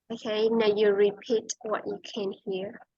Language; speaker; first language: English; non-native, fluent; Vietnamese